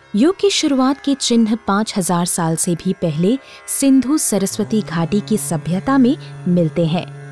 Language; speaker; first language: Hindi; native; Hindi